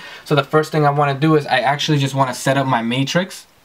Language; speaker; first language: English; native; English